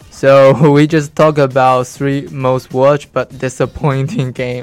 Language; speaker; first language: English; non-native, fluent; Chinese